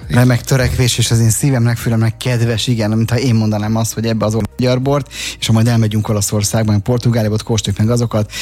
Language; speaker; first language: Hungarian; native; Hungarian